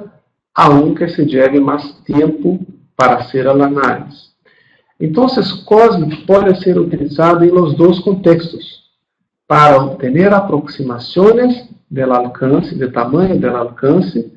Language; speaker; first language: Spanish; non-native, fluent; Portuguese